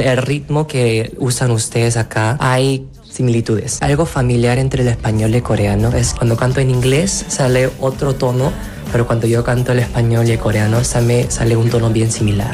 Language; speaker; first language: Spanish; non-native, fluent; Korean